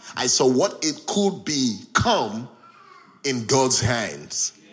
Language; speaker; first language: English; non-native, local second language; Yoruba